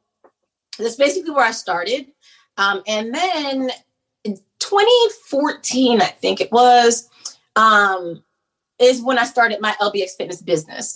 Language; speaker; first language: English; native; English